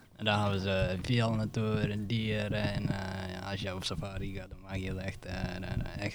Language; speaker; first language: Dutch; non-native, fluent; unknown